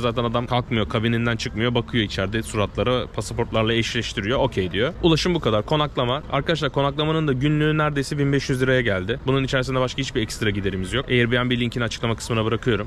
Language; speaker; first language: Turkish; native; Turkish